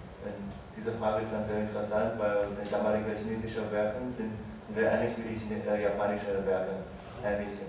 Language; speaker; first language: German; non-native, fluent; Chinese